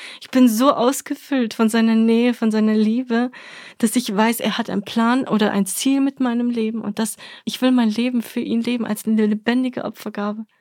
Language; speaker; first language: German; early bilingual, other home language; Russian